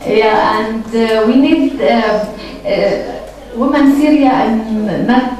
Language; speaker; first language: English; non-native, learner; Arabic